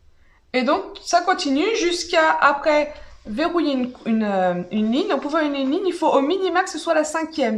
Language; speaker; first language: French; native; French